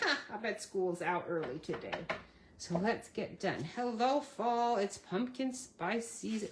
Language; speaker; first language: English; native; English